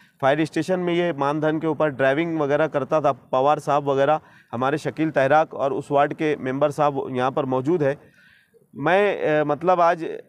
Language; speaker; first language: Hindi; non-native, local second language; Urdu